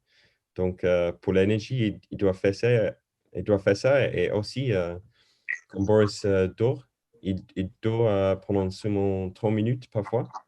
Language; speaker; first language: French; non-native, learner; English